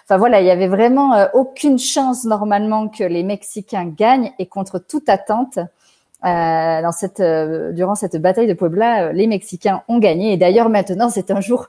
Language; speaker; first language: French; native; French